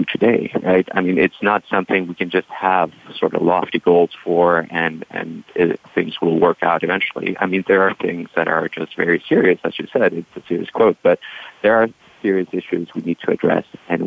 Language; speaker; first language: English; non-native, fluent; Danish